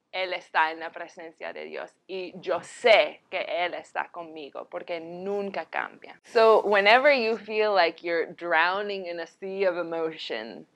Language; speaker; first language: Spanish; non-native, learner; English